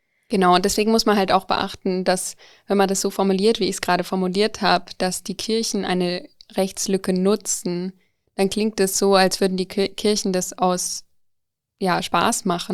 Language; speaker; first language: German; native; German